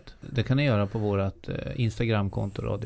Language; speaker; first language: Swedish; native; Swedish